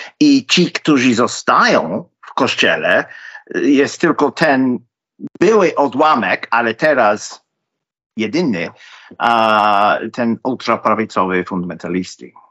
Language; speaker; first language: Polish; non-native, fluent; English